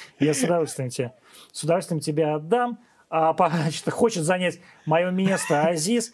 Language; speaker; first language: Russian; native; Russian